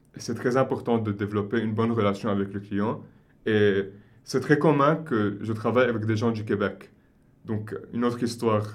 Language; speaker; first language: French; non-native, local second language; Arabic